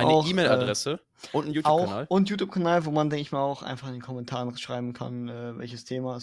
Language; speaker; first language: German; native; German